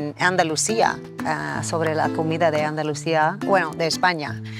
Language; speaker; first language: Spanish; non-native, fluent; English